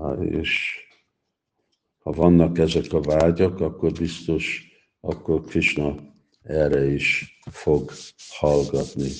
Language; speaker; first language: Hungarian; early bilingual, heritage; Hungarian